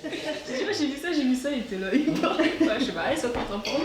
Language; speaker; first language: French; native; French